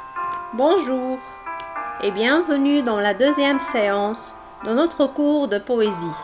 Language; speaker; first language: French; non-native, local second language; Arabic